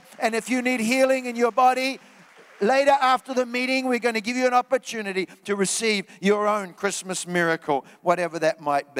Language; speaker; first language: English; native; English